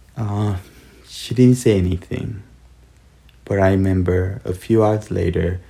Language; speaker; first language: English; early bilingual, other home language; Korean